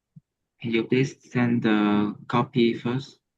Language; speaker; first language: English; non-native, learner; Vietnamese